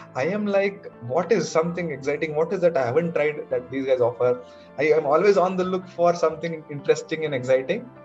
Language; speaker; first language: English; non-native, local second language; Kannada